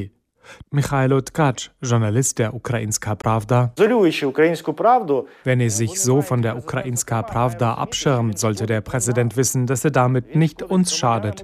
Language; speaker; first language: German; native; German